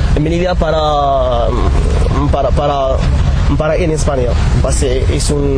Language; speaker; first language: Spanish; non-native, learner; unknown